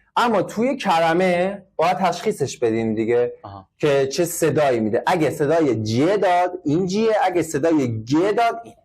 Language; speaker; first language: Persian; native; Persian